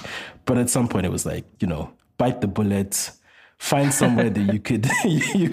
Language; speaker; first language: English; non-native, local second language; Yoruba